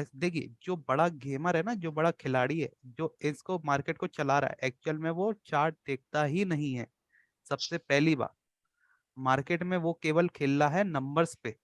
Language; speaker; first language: Hindi; native; Hindi